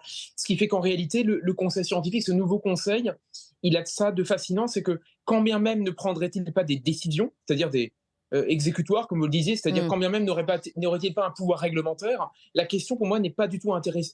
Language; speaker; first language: French; native; French